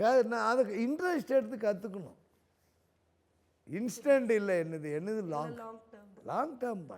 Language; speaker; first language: Tamil; native; Tamil